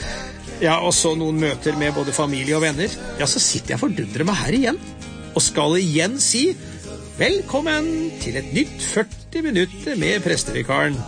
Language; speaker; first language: Norwegian; native; Norwegian